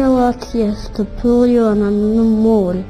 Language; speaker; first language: Bosnian; native; Bosnian